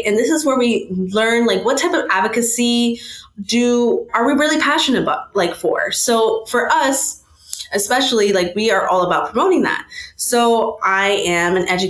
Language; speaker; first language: English; native; English